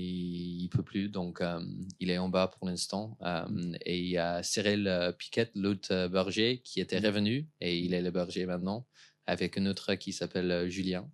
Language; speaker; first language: French; non-native, fluent; English